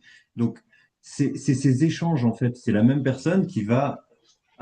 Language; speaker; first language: French; native; French